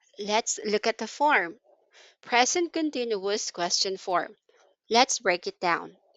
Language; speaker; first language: English; non-native, local second language; Filipino